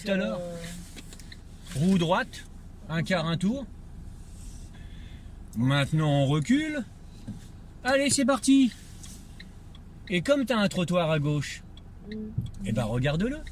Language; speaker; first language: French; native; French